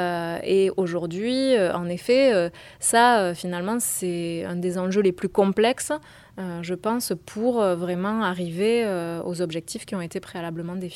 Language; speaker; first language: French; native; French